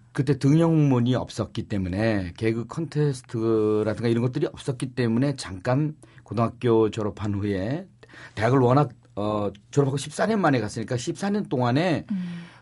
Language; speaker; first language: Korean; native; Korean